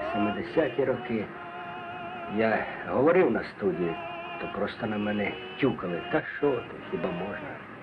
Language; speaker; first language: Ukrainian; native; Ukrainian